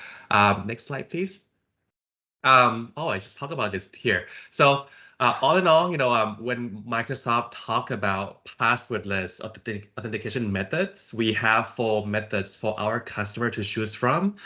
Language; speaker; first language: English; non-native, fluent; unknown